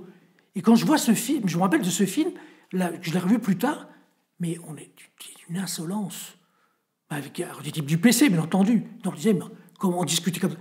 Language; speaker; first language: French; native; French